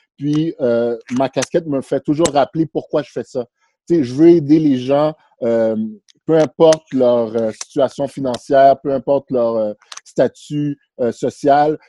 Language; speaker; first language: French; early bilingual, other home language; Haitian Creole